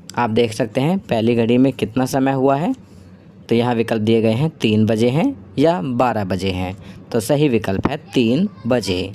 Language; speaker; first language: Hindi; native; Hindi